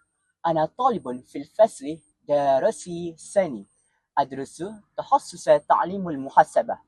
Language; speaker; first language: Arabic; non-native, learner; Malay